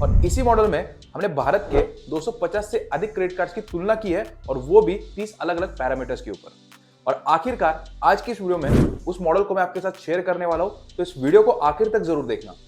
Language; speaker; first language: Hindi; native; Hindi